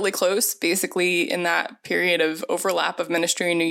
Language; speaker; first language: English; native; English